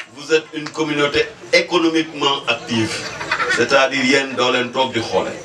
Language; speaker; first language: Wolof; non-native, local second language; Jola-Fonyi